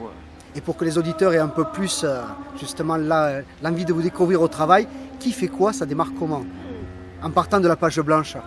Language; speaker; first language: French; native; French